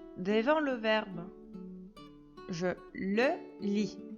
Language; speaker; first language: French; non-native, fluent; Spanish